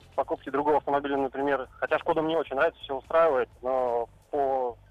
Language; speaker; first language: Russian; native; Russian